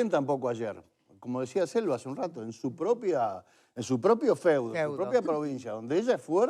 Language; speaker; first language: Spanish; native; Spanish